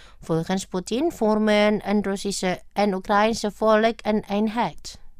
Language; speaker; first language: Dutch; non-native, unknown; Indonesian